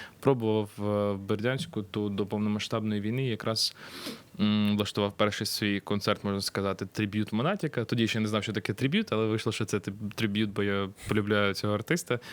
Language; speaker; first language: Ukrainian; non-native, local second language; Russian